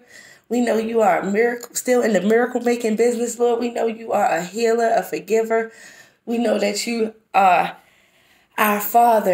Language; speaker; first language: English; native; English